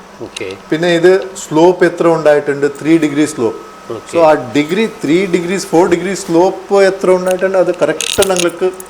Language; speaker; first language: Malayalam; non-native, local second language; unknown